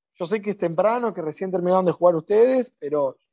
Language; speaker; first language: Spanish; native; Spanish